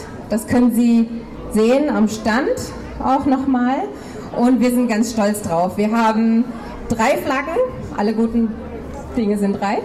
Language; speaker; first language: German; non-native, fluent; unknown